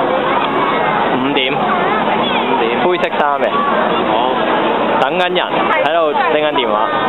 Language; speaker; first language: Cantonese; native; Cantonese